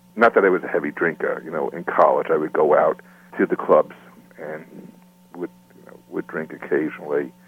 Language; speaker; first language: English; native; English